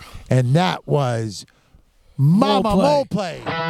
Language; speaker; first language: English; native; English